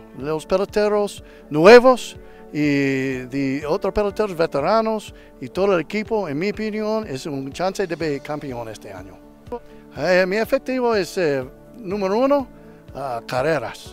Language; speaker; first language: Spanish; non-native, learner; English